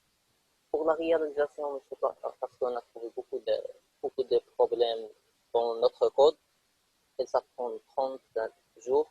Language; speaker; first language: French; non-native, local second language; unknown